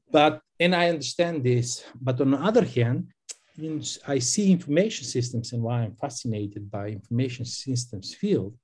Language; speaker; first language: English; non-native, fluent; Macedonian